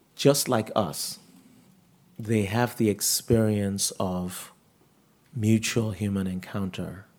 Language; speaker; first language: English; non-native, local second language; Yoruba